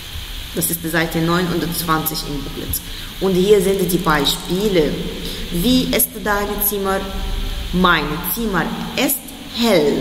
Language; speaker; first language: German; non-native, fluent; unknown